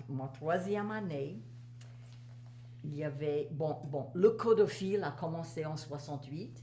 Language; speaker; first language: French; native; French